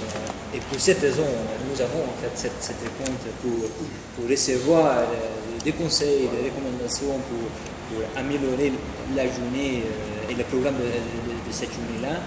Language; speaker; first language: French; non-native, fluent; Dutch